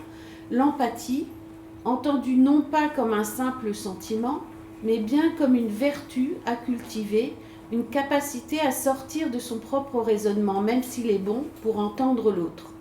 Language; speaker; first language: French; native; French